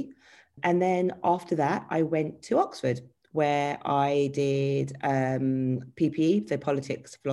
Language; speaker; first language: English; native; English